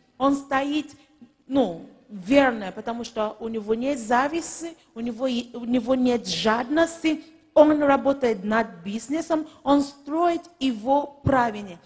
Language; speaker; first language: Russian; non-native, fluent; Yoruba